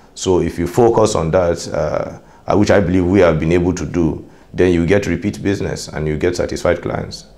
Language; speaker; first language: English; non-native, local second language; Hausa